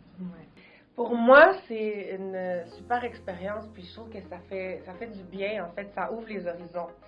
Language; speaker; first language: French; early bilingual, other home language; Bosnian